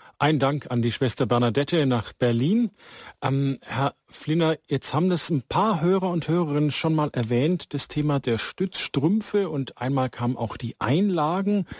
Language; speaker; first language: German; native; German